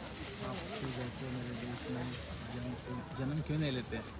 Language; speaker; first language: Hindi; native; Hindi